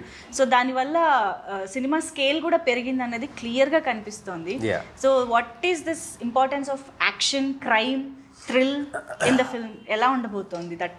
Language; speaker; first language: Telugu; native; Telugu